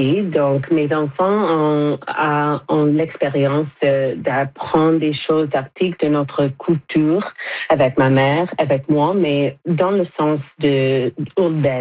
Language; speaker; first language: French; non-native, local second language; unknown